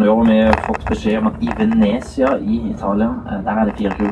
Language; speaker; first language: Norwegian; native; Norwegian